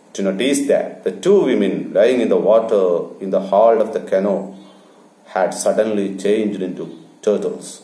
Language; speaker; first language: English; non-native, local second language; Malayalam